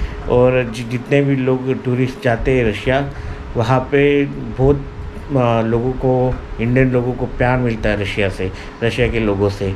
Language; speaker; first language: Hindi; non-native, local second language; Marathi